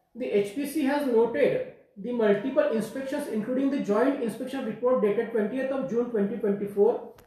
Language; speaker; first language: English; non-native, local second language; Marathi